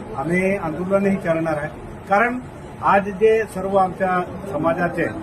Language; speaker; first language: Marathi; non-native, local second language; Bhili